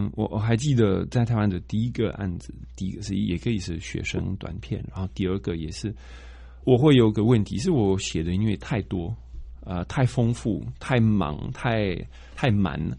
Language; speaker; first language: Chinese; non-native, fluent; French